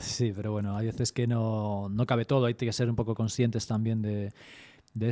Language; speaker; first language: Spanish; native; Spanish